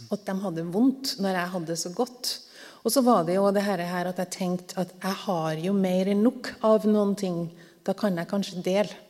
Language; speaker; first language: Norwegian; native; Norwegian